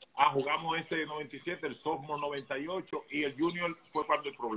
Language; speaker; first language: Spanish; native; Spanish